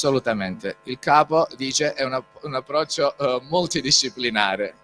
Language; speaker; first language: Italian; native; Italian